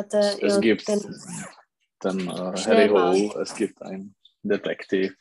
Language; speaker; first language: German; non-native, learner; Czech